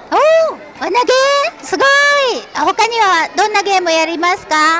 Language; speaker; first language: Japanese; native; Japanese